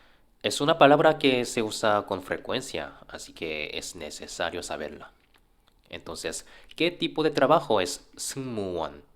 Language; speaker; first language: Spanish; non-native, fluent; Korean